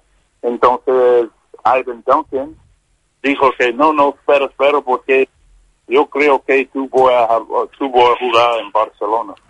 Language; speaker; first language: Spanish; non-native, learner; English